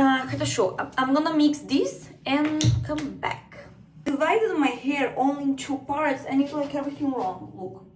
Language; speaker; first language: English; non-native, fluent; Spanish